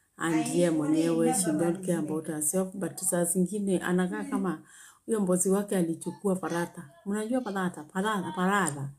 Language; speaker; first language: Swahili; native; Swahili